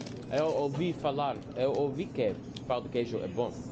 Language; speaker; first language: Portuguese; non-native, learner; English